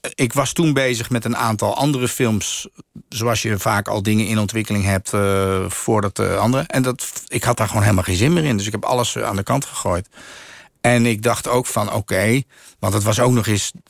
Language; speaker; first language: Dutch; native; Dutch